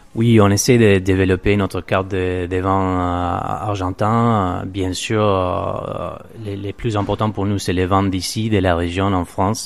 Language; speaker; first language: French; non-native, fluent; Spanish